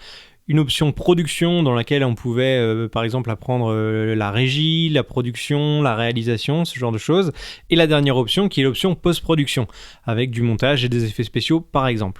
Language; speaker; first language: French; native; French